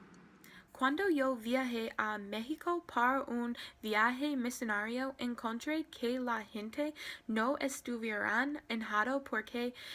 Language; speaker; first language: Spanish; non-native, learner; English